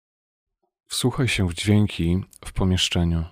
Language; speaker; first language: Polish; native; Polish